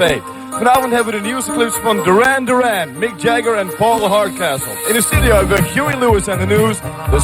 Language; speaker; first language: Dutch; non-native, fluent; English